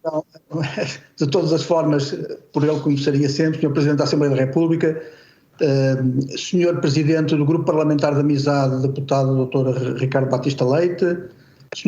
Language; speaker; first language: Portuguese; native; Portuguese